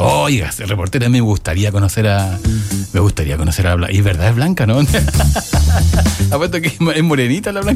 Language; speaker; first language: Spanish; native; Spanish